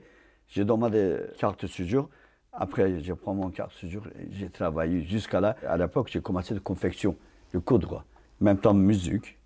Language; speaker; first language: French; non-native, fluent; Turkish